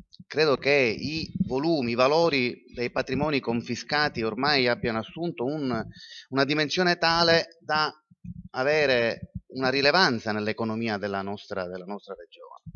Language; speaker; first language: Italian; native; Italian